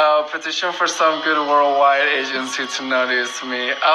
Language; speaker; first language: English; non-native, fluent; Spanish